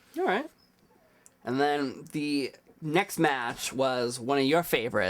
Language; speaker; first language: English; native; English